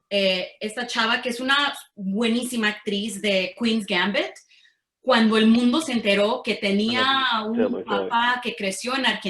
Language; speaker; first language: Spanish; early bilingual, heritage; Spanish